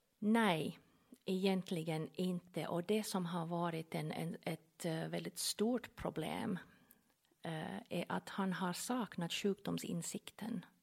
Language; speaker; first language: Swedish; non-native, fluent; English